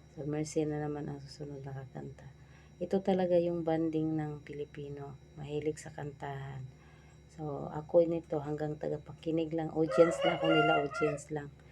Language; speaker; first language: Filipino; non-native, local second language; Cebuano